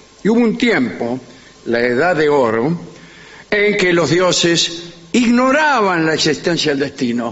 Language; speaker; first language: Spanish; native; Spanish